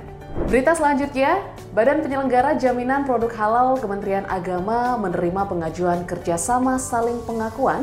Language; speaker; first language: Indonesian; native; Indonesian